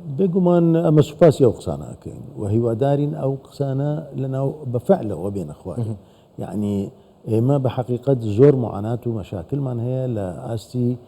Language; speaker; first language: Central Kurdish; non-native, local second language; Assyrian Neo-Aramaic